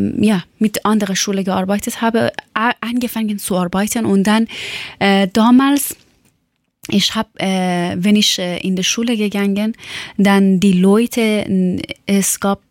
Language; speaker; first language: German; non-native, fluent; Persian